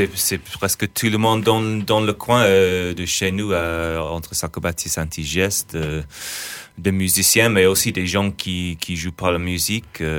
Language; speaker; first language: French; non-native, fluent; English